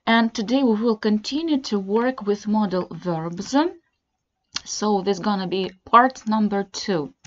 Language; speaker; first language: English; non-native, fluent; Russian